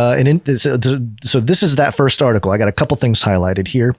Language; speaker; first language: English; native; English